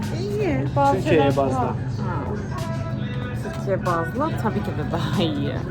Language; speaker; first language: Turkish; native; Turkish